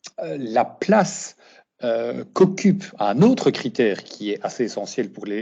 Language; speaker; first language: French; native; French